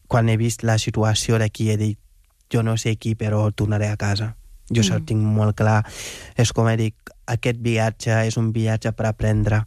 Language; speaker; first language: Catalan; non-native, fluent; Wolof